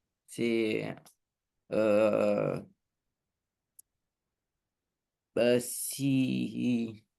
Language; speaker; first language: French; non-native, learner; Romanian